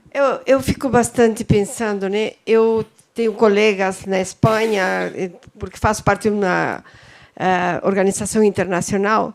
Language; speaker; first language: Portuguese; non-native, fluent; Spanish